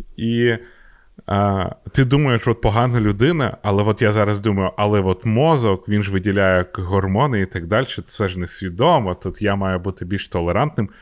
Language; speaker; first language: Ukrainian; native; Ukrainian